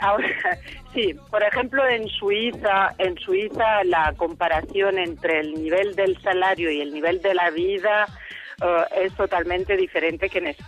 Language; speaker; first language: Spanish; non-native, fluent; French